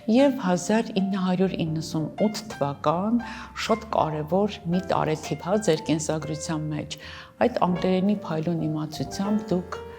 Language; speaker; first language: Armenian; native; Armenian